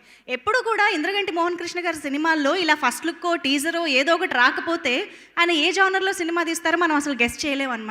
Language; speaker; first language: Telugu; native; Telugu